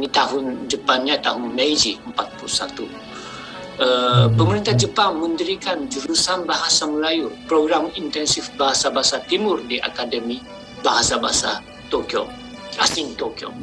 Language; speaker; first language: Indonesian; non-native, fluent; Japanese